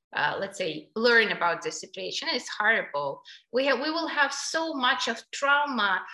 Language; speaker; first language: English; non-native, fluent; Ukrainian